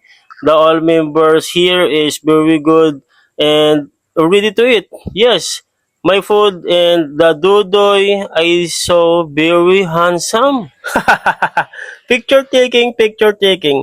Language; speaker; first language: English; non-native, learner; Filipino